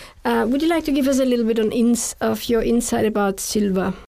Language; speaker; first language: English; non-native, fluent; German